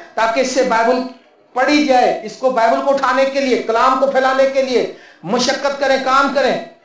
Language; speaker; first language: Urdu; non-native, local second language; Punjabi